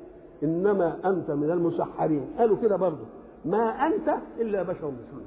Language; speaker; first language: Arabic; native; Arabic